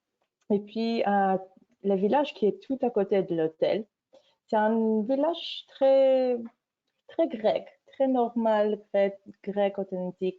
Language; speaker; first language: French; non-native, fluent; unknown